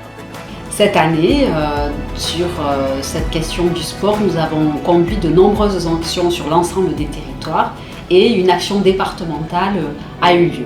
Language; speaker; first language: French; native; French